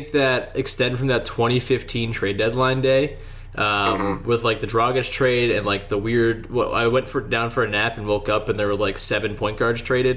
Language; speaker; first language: English; native; English